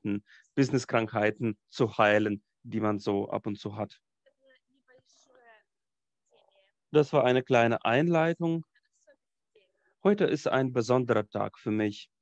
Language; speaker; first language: German; non-native, fluent; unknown